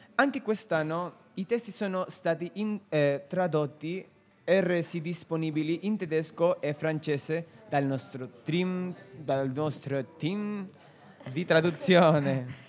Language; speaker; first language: Italian; non-native, fluent; Spanish